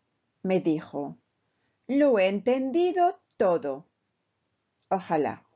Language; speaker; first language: Spanish; non-native, fluent; French